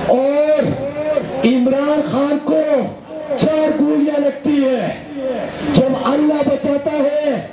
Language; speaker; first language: Urdu; non-native, local second language; Pashto